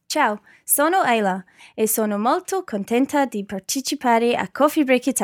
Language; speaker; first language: Italian; non-native, learner; English